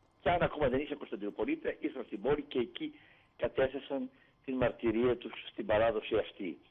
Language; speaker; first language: Greek; native; Greek